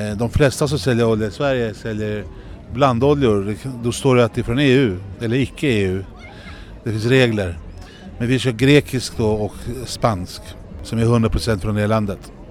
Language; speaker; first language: Swedish; early bilingual, other home language; Greek